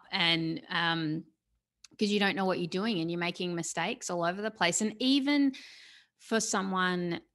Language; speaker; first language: English; native; English